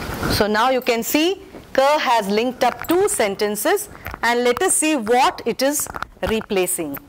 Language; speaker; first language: English; non-native, local second language; Telugu